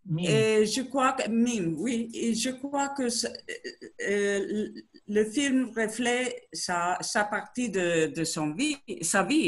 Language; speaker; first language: French; non-native, learner; Spanish